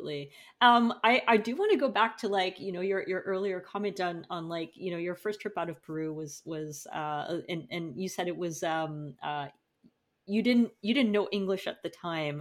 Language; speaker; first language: English; non-native, fluent; Portuguese